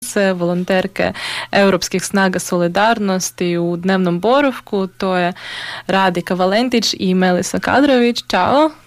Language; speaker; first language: Serbian; non-native, fluent; Ukrainian